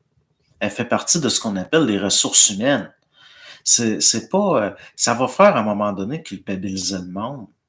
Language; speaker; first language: French; native; French